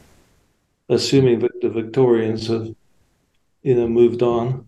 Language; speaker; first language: English; native; English